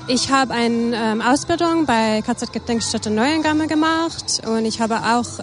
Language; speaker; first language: German; non-native, learner; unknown